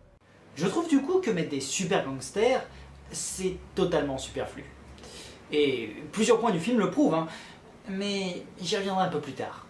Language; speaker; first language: French; native; French